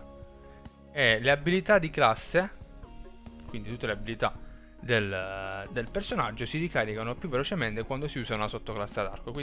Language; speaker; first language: Italian; native; Italian